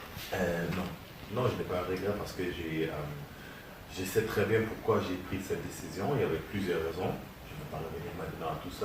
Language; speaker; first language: French; early bilingual, heritage; German